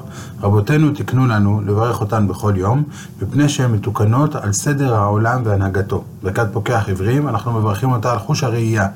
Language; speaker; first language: Hebrew; native; Hebrew